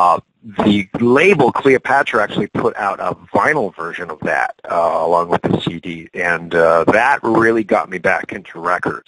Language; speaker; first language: English; native; English